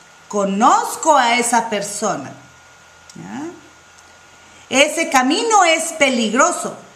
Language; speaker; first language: Spanish; non-native, fluent; English